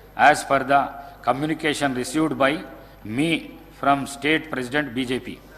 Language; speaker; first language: English; non-native, local second language; Telugu